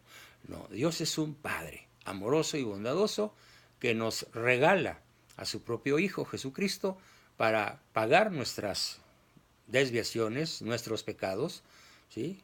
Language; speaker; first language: Spanish; native; Spanish